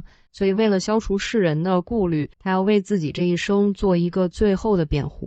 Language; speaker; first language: Chinese; native; Chinese